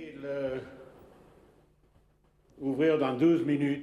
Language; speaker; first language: French; non-native, learner; English